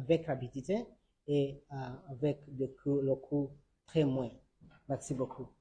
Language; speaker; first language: French; non-native, learner; Arabic